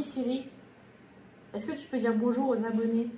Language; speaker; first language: French; native; French